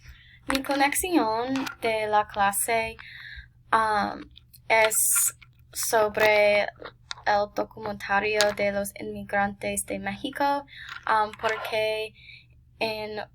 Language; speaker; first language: Spanish; non-native, learner; English